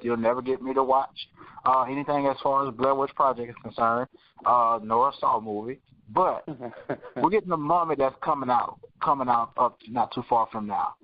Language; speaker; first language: English; native; English